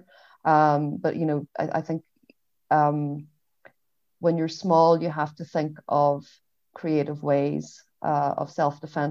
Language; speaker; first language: English; native; English